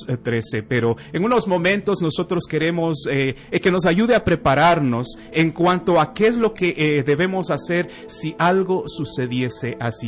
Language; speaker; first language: Spanish; native; Spanish